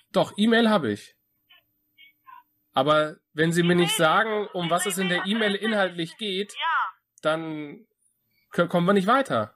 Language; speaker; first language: German; native; German